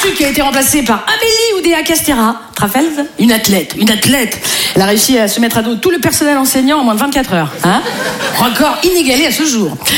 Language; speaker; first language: French; native; French